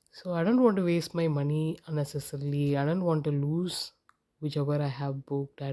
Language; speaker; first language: English; non-native, local second language; Tamil